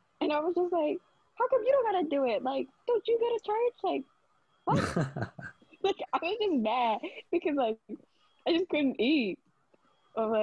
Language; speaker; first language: English; early bilingual, other home language; Vietnamese